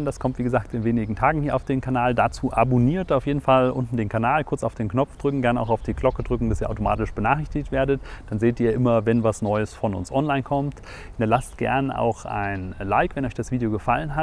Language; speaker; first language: German; native; German